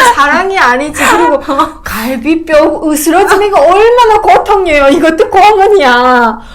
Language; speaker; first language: Korean; native; Korean